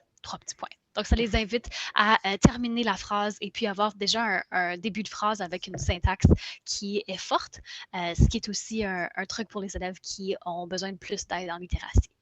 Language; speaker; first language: French; native; French